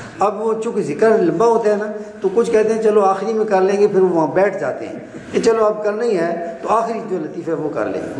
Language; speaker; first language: Urdu; non-native, local second language; Punjabi